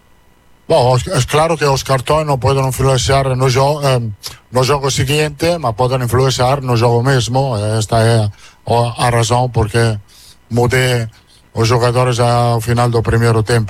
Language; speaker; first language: Portuguese; non-native, learner; Italian